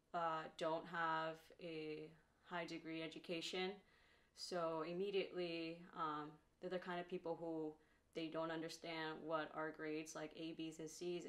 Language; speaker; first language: English; native; English